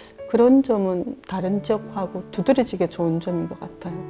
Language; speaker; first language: Korean; native; Korean